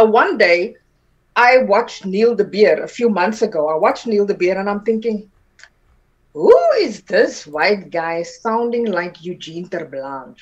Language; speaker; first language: English; non-native, local second language; Afrikaans